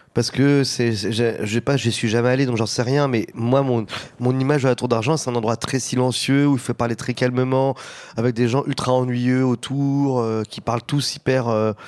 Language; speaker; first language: French; native; French